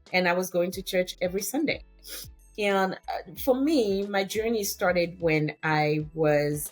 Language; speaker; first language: English; non-native, fluent; French